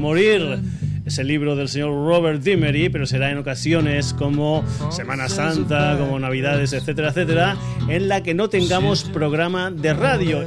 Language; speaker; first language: Spanish; native; Spanish